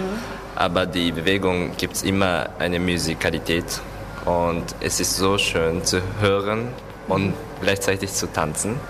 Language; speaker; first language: German; non-native, learner; Japanese